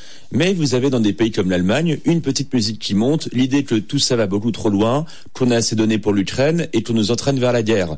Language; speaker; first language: French; native; French